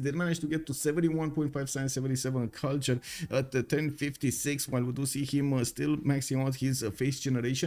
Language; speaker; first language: English; non-native, fluent; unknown